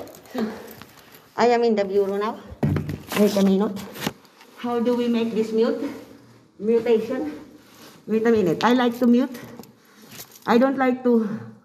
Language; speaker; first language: English; non-native, local second language; Filipino